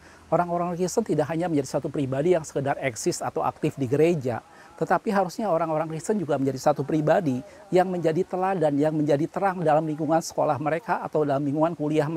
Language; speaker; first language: Indonesian; native; Indonesian